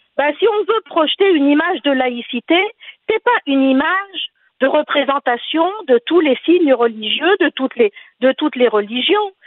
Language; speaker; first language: French; non-native, local second language; Arabic